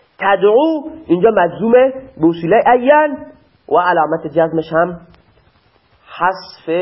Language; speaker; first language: Persian; non-native, local second language; Baluchi